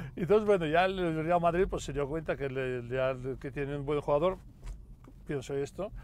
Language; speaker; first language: Spanish; non-native, fluent; Russian